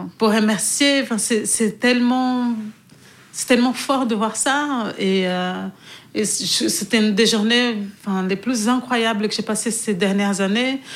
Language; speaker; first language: French; non-native, fluent; Portuguese